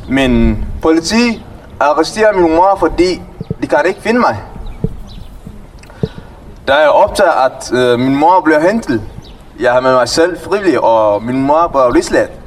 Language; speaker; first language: Danish; non-native, learner; Tigrinya